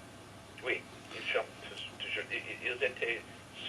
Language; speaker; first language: French; non-native, fluent; English